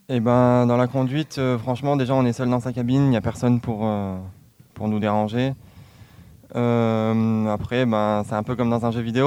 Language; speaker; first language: French; native; French